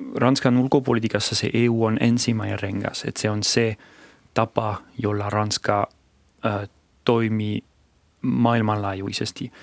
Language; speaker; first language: Finnish; non-native, fluent; French